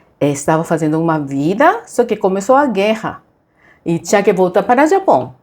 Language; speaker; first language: Portuguese; non-native, fluent; Japanese